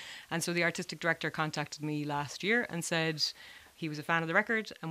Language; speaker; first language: English; native; English